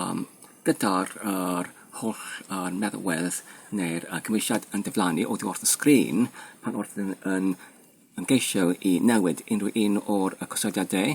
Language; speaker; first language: Welsh; non-native, fluent; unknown